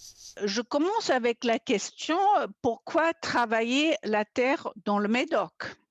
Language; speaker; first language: French; non-native, fluent; German